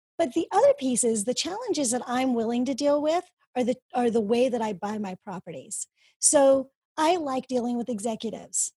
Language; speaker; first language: English; early bilingual, other home language; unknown